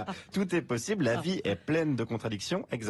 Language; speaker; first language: French; native; French